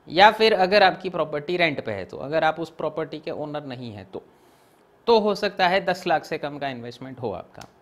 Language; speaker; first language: Hindi; non-native, local second language; Gujarati